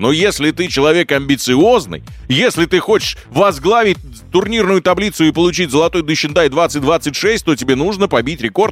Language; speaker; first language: Russian; native; Russian